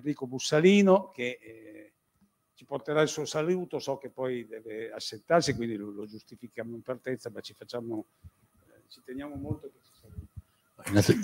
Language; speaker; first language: Italian; native; Italian